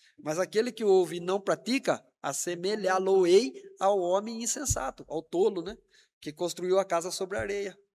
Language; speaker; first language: Portuguese; native; Portuguese